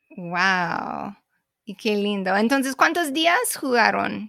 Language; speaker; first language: Spanish; non-native, fluent; English